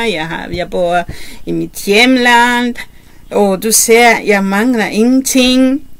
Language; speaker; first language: Danish; non-native, learner; Kinyarwanda